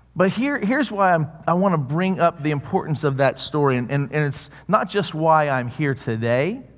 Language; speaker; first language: English; native; English